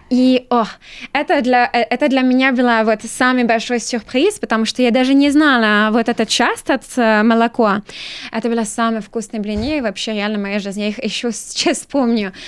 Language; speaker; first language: Russian; non-native, learner; French